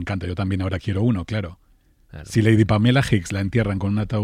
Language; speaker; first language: Spanish; native; Spanish